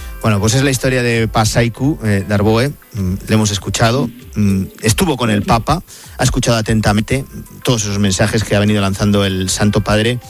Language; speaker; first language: Spanish; native; Spanish